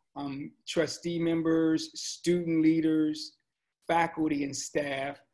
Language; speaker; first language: English; native; English